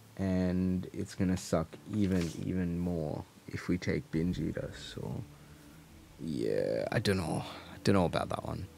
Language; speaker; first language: English; native; English